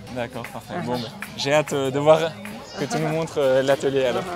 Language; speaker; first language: French; native; French